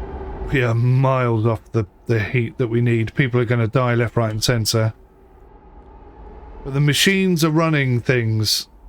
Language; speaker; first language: English; native; English